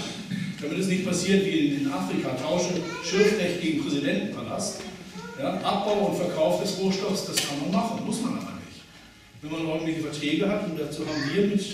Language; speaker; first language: German; native; German